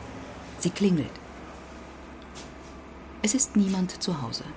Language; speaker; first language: German; native; German